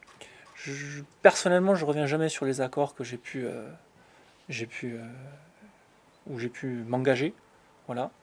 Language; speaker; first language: French; native; French